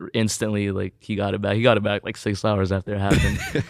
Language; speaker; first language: English; early bilingual, other home language; Filipino